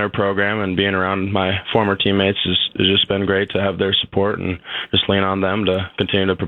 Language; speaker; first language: English; native; English